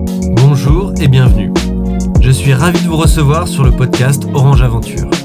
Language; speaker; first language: French; native; French